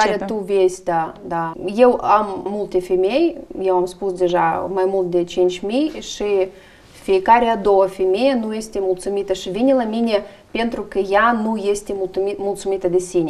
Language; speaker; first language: Romanian; non-native, learner; Russian